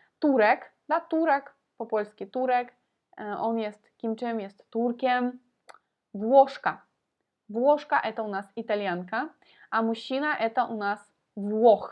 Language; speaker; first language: Polish; non-native, fluent; Russian